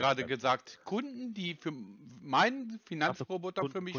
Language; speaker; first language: German; native; German